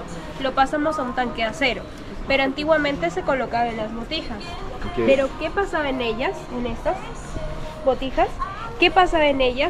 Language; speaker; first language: Spanish; native; Spanish